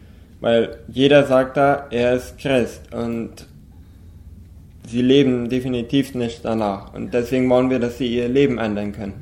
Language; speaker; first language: German; non-native, local second language; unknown